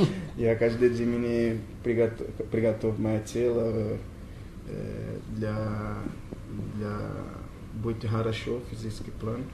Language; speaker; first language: Russian; non-native, learner; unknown